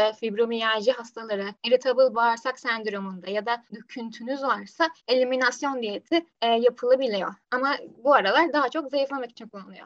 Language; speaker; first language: Turkish; native; Turkish